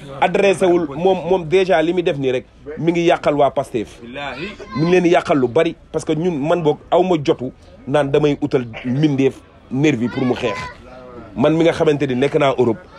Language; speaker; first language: Wolof; native; Wolof